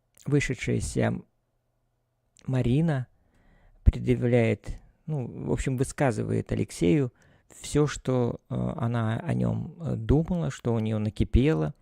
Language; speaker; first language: Russian; native; Russian